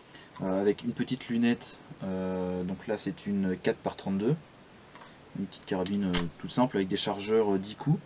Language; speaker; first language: French; native; French